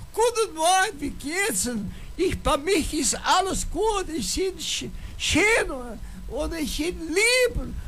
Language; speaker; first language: German; non-native, learner; Portuguese